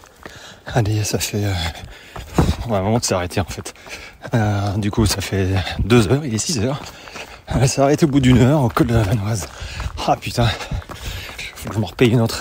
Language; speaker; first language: French; native; French